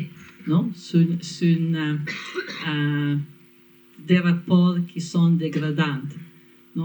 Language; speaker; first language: French; non-native, fluent; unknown